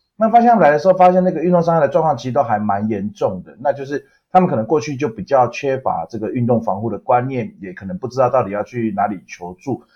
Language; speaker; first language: Chinese; native; Chinese